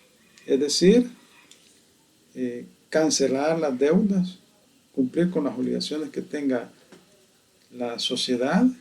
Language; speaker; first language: Spanish; native; Spanish